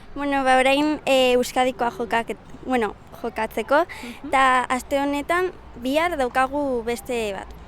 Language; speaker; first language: Basque; non-native, local second language; Spanish